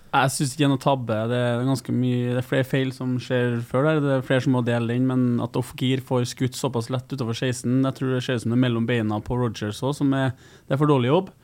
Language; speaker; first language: Norwegian; native; Norwegian